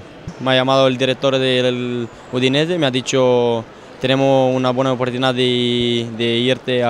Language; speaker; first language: Spanish; non-native, fluent; Romanian